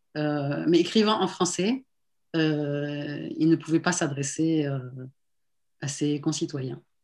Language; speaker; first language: French; non-native, local second language; Arabic